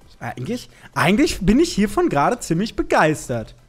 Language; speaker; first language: German; native; German